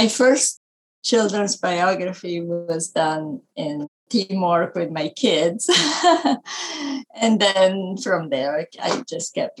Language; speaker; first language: English; non-native, fluent; Italian